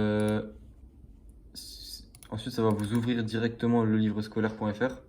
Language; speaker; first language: French; native; French